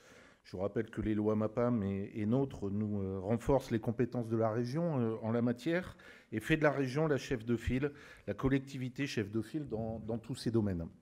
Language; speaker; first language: French; native; French